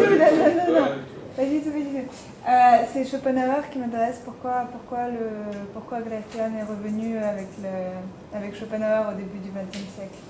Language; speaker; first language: French; native; French